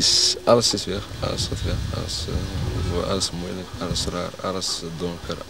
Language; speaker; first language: Dutch; non-native, learner; Arabic